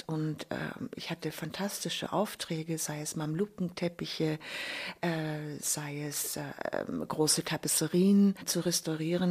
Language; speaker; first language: German; native; German